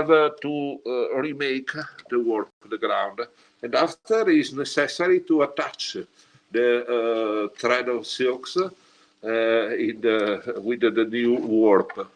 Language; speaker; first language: English; non-native, learner; Italian